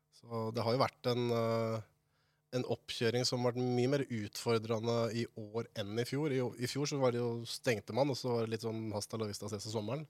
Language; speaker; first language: Norwegian; native; Norwegian